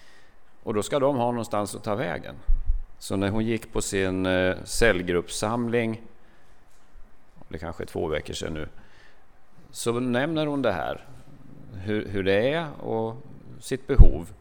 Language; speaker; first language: Swedish; native; Swedish